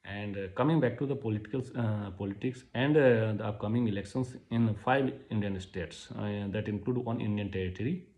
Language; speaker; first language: English; non-native, local second language; Hindi